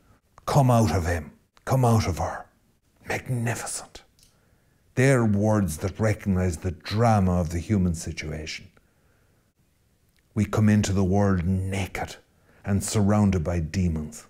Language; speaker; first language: English; native; English